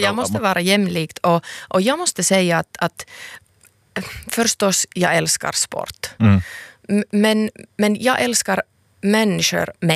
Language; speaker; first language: Swedish; non-native, local second language; Finnish